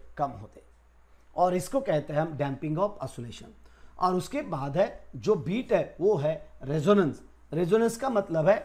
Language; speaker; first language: Hindi; non-native, local second language; Marathi